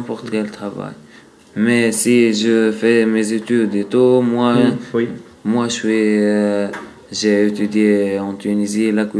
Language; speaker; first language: French; non-native, learner; Arabic